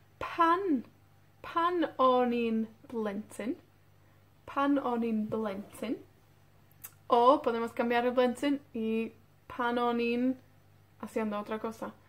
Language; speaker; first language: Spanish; non-native, fluent; Welsh